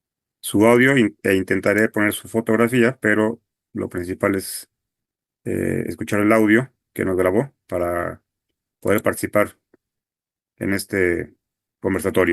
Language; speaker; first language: Spanish; native; Spanish